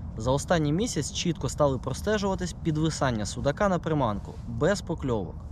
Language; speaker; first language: Ukrainian; non-native, local second language; Russian